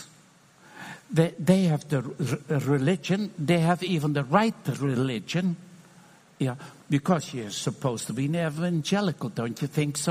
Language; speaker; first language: English; non-native, fluent; Dutch